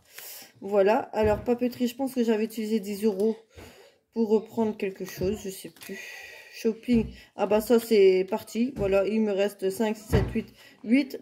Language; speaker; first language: French; native; French